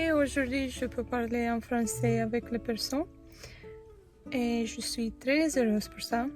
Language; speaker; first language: French; non-native, learner; Romanian